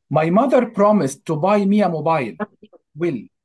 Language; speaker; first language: English; non-native, fluent; Arabic